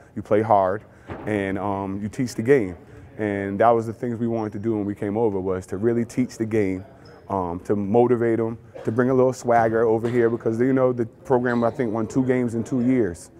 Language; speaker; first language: English; native; English